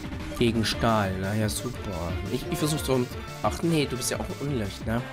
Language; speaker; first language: German; native; German